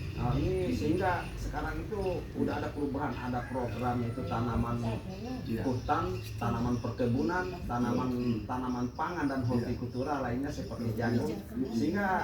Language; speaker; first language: Indonesian; non-native, local second language; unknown